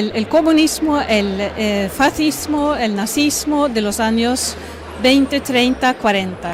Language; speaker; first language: Spanish; non-native, fluent; Swedish